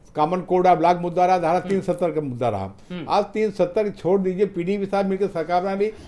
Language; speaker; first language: Hindi; native; Hindi